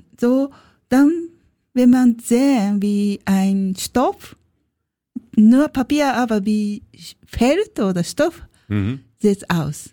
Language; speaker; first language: German; non-native, learner; Japanese